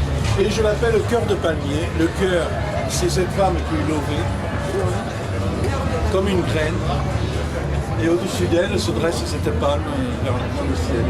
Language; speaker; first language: French; native; French